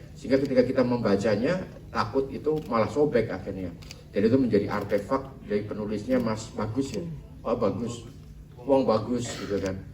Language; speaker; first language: Indonesian; native; Indonesian